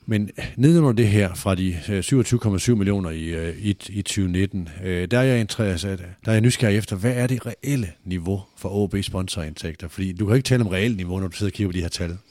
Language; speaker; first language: Danish; native; Danish